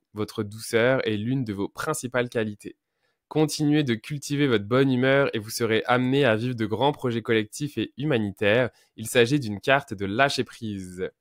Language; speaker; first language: French; native; French